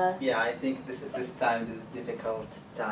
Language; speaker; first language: English; non-native, learner; Arabic